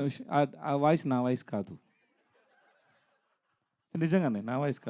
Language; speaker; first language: Telugu; non-native, learner; Tamil